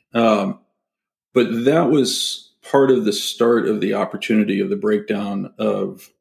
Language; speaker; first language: English; native; English